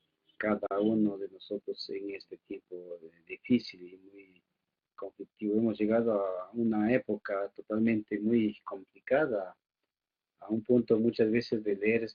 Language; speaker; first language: Spanish; native; Spanish